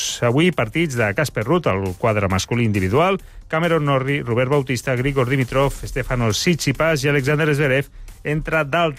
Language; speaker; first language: Catalan; native; Catalan